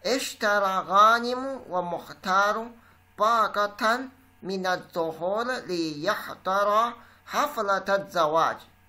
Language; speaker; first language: Arabic; non-native, learner; Chinese